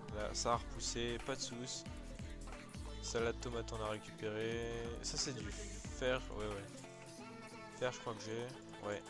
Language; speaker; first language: French; native; French